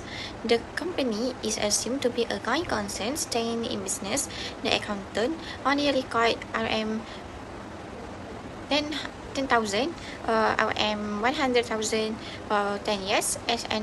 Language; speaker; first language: English; non-native, local second language; Malay